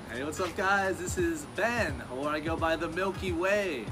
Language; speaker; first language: English; early bilingual, other home language; Chinese